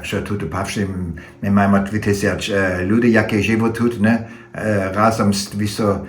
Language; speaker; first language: Ukrainian; non-native, learner; German